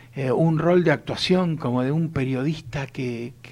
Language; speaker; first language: Spanish; native; Spanish